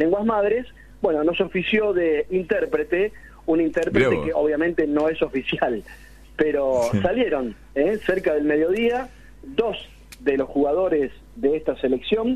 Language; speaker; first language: Spanish; native; Spanish